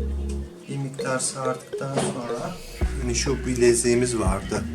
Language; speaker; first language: Turkish; native; Turkish